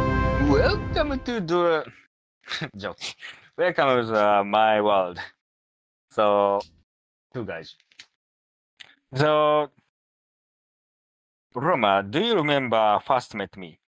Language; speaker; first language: English; non-native, learner; Japanese